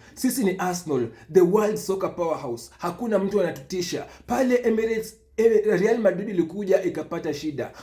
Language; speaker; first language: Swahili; native; Swahili